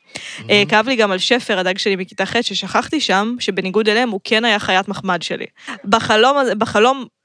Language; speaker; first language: Hebrew; native; Hebrew